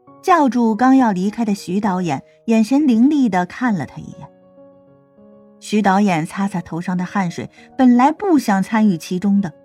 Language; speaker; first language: Chinese; native; Chinese